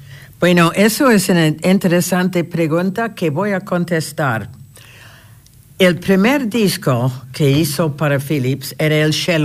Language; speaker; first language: Spanish; non-native, fluent; English